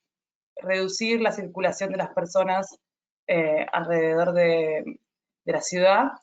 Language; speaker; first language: Spanish; native; Spanish